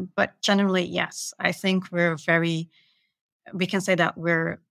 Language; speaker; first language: English; non-native, fluent; Dutch